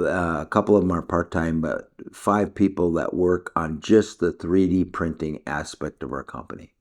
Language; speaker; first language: English; native; English